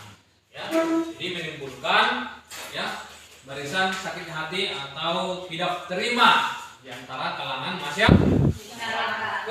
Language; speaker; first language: Indonesian; native; Indonesian